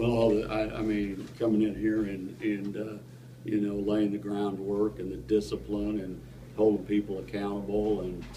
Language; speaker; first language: English; native; English